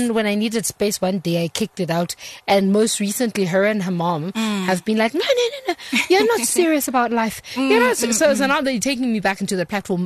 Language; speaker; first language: English; non-native, local second language; Xhosa